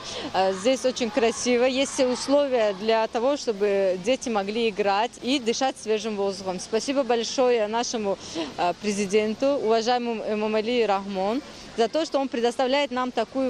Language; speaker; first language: Russian; native; Russian